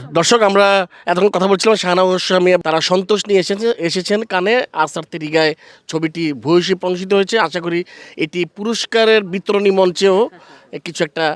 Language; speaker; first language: Bangla; native; Bangla